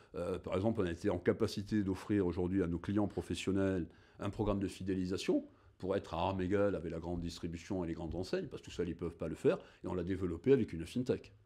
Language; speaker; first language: French; native; French